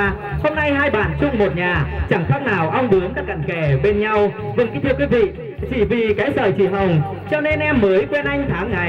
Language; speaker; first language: Vietnamese; native; Vietnamese